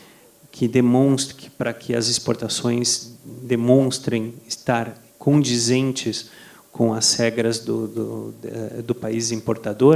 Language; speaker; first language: Portuguese; non-native, fluent; Spanish